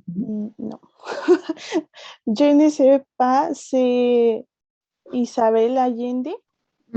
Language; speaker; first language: French; non-native, learner; Spanish